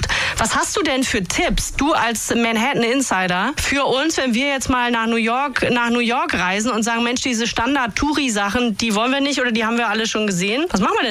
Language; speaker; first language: German; native; German